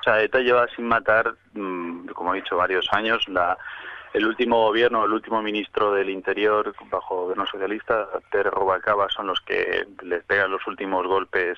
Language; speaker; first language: Spanish; native; Spanish